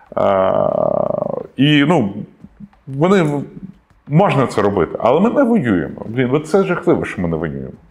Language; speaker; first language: Ukrainian; non-native, local second language; Russian